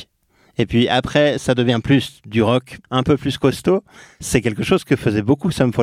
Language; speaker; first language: French; native; French